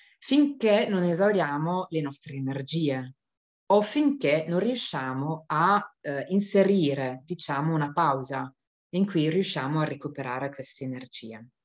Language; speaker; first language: Italian; native; Italian